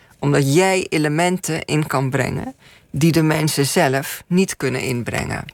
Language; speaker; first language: Dutch; native; Dutch